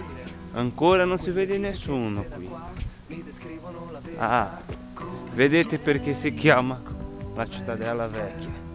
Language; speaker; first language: Italian; non-native, fluent; Portuguese